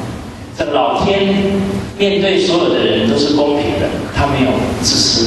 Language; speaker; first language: Chinese; native; Chinese